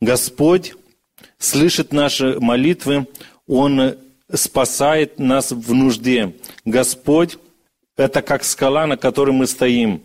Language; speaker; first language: Russian; early bilingual, other home language; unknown